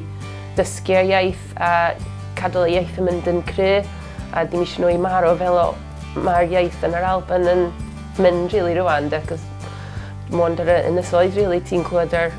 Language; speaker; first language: Welsh; non-native, learner; English